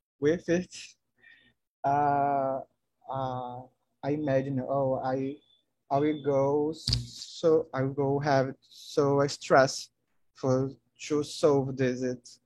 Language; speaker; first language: English; non-native, learner; Portuguese